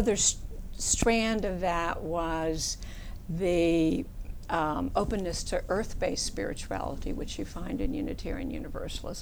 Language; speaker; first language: English; native; English